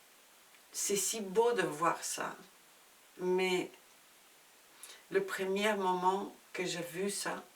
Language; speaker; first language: French; non-native, fluent; Spanish